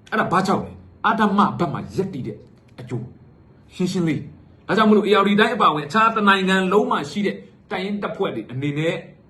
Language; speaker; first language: Burmese; native; Burmese